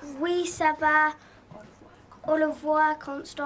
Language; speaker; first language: French; non-native, learner; English